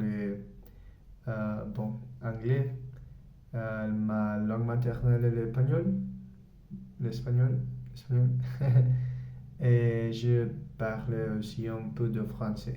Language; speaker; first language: French; non-native, learner; Spanish